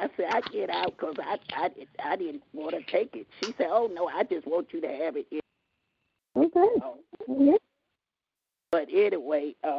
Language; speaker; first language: English; native; English